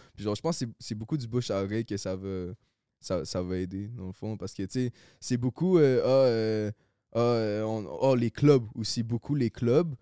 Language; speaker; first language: French; native; French